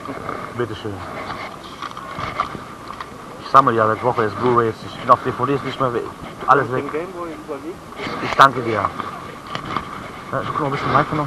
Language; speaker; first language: German; native; German